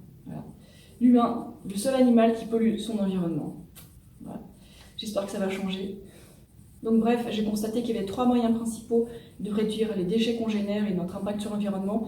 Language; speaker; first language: French; native; French